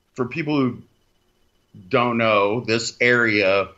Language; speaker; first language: English; native; English